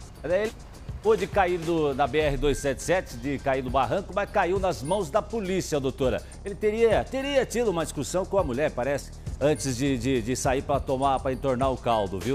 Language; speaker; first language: Portuguese; native; Portuguese